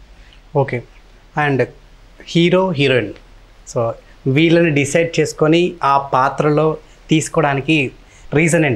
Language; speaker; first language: Telugu; native; Telugu